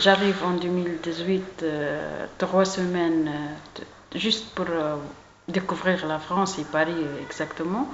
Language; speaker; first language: French; non-native, learner; Arabic